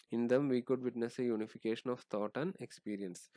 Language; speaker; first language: English; non-native, local second language; Malayalam